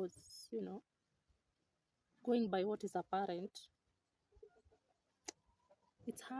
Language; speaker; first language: English; non-native, local second language; Swahili